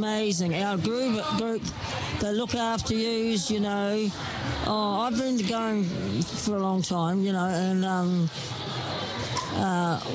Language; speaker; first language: English; native; English